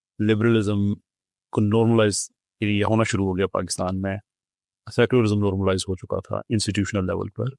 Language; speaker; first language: Urdu; non-native, local second language; Punjabi